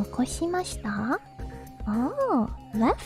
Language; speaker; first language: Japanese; non-native, learner; English